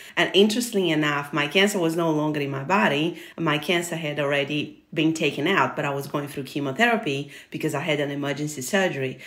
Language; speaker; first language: English; non-native, fluent; Portuguese